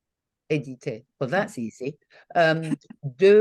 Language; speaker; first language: French; non-native, learner; English